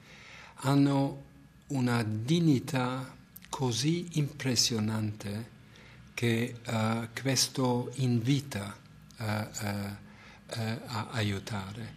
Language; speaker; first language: Italian; non-native, fluent; German